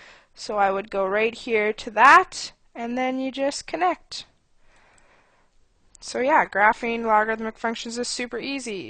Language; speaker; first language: English; native; English